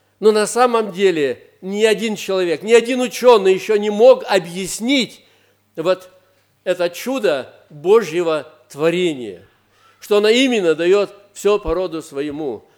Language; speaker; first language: Russian; native; Russian